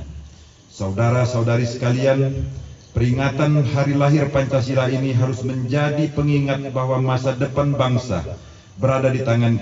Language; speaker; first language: Indonesian; native; Indonesian